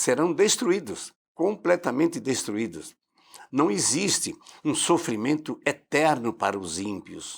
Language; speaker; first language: Portuguese; native; Portuguese